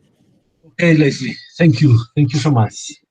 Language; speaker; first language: English; non-native, learner; Spanish